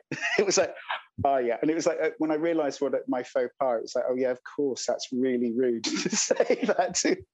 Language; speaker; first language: English; native; English